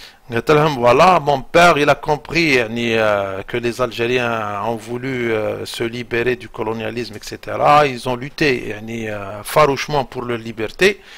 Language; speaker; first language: French; non-native, local second language; Arabic